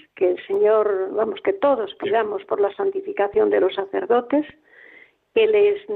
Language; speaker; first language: Spanish; native; Spanish